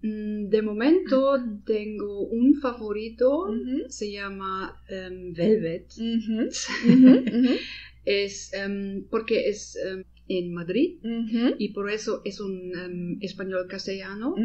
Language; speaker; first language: Spanish; non-native, learner; German